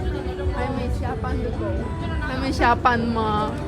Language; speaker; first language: Chinese; non-native, learner; Indonesian